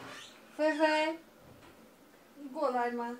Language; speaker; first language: Chinese; native; Chinese